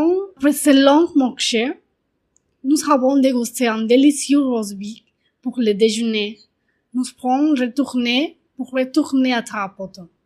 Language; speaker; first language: French; non-native, learner; Spanish